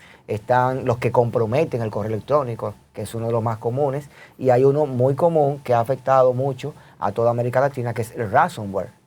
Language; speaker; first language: Spanish; native; Spanish